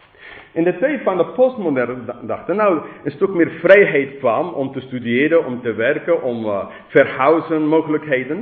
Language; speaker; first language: Dutch; non-native, fluent; English